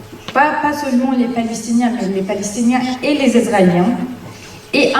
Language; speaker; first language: French; non-native, fluent; Arabic